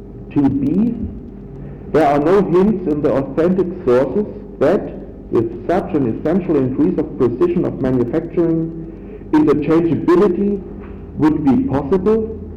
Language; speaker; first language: English; non-native, fluent; German